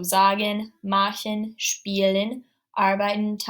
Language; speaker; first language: German; non-native, fluent; English